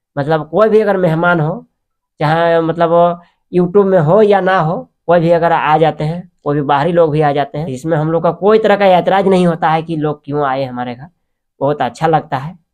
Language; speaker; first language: Hindi; native; Hindi